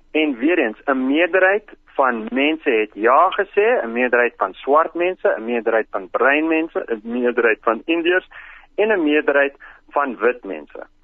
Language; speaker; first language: Afrikaans; non-native, local second language; English